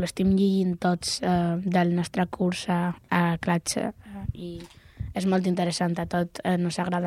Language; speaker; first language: Catalan; non-native, local second language; Spanish